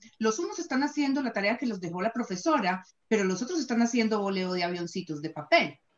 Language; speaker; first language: Spanish; native; Spanish